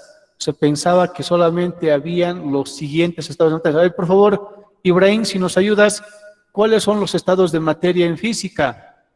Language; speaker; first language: Spanish; native; Spanish